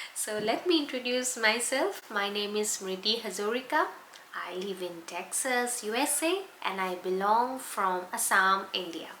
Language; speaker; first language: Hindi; non-native, local second language; Assamese